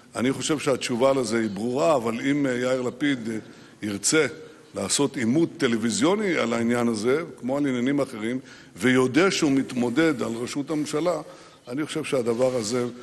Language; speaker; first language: Hebrew; native; Hebrew